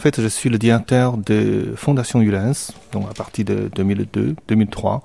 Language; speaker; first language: French; non-native, fluent; Chinese